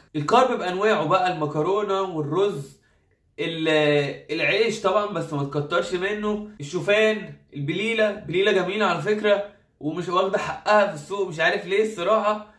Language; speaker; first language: Arabic; native; Arabic